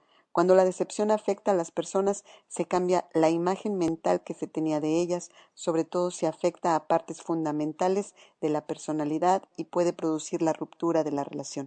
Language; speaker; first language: Spanish; native; Spanish